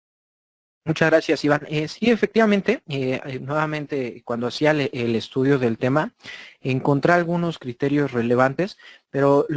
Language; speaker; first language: Spanish; native; Spanish